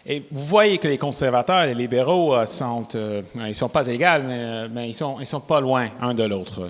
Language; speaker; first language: French; non-native, local second language; English